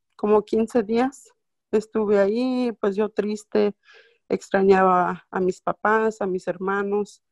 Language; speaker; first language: Spanish; non-native, local second language; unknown